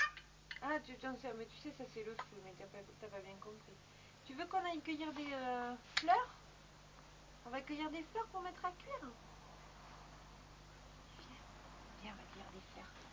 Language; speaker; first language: French; native; French